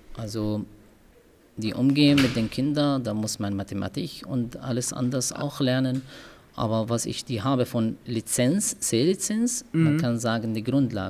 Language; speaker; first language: German; non-native, learner; Arabic